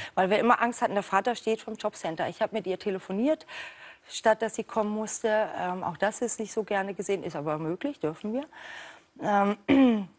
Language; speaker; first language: German; native; German